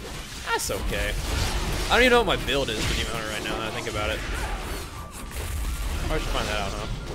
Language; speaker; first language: English; native; English